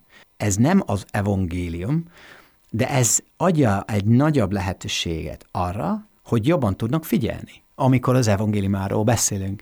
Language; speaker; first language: Hungarian; non-native, fluent; English